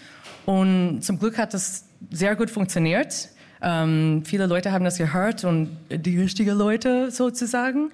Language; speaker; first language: German; non-native, fluent; English